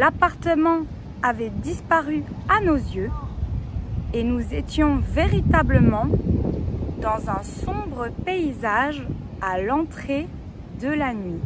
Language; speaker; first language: French; native; French